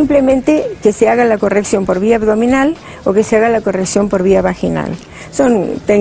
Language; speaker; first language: Spanish; native; Spanish